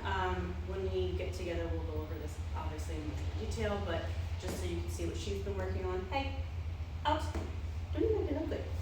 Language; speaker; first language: English; native; English